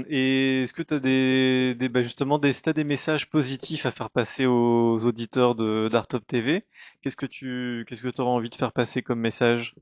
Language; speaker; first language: French; native; French